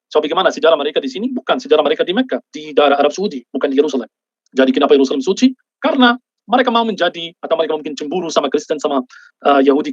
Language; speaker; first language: Indonesian; non-native, fluent; Arabic